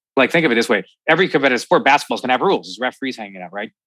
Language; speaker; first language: English; native; English